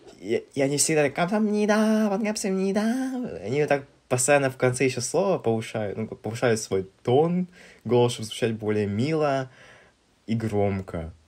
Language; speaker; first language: Russian; native; Russian